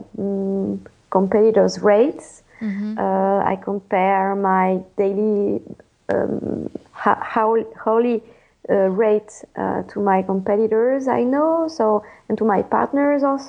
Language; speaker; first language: English; non-native, fluent; French